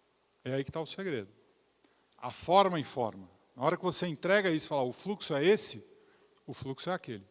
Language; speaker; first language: Portuguese; native; Portuguese